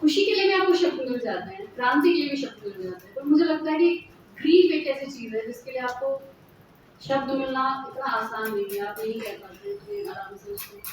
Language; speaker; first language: Hindi; native; Hindi